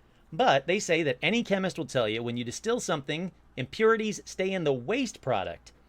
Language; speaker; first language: English; native; English